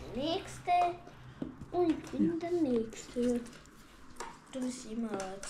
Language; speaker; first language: German; early bilingual, heritage; Bosnian